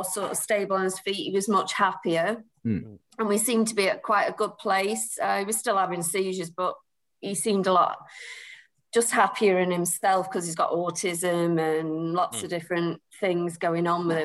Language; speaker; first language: English; native; English